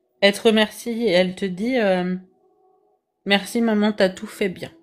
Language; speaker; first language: French; native; French